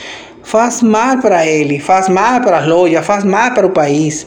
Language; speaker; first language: Portuguese; non-native, fluent; Spanish